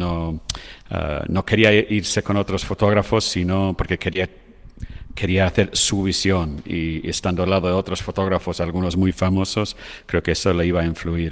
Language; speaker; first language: Spanish; non-native, fluent; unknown